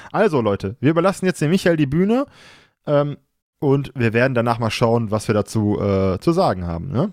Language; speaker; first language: German; native; German